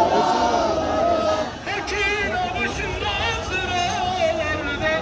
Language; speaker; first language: Turkish; native; Turkish